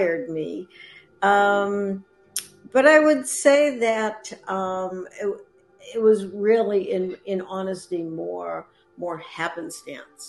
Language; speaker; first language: English; native; English